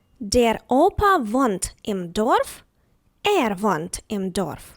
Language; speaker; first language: German; non-native, fluent; Ukrainian